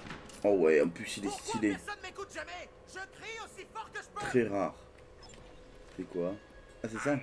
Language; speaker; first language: French; native; French